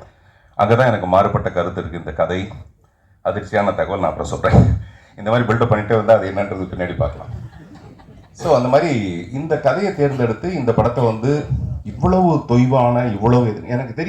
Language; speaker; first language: Tamil; native; Tamil